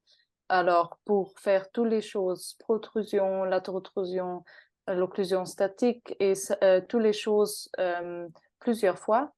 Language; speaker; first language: French; non-native, fluent; German